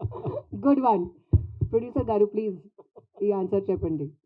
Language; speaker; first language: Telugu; non-native, learner; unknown